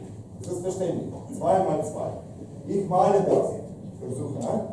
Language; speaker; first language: German; non-native, fluent; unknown